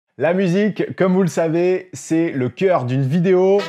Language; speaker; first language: French; native; French